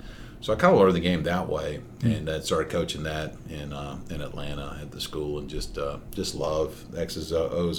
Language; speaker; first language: English; native; English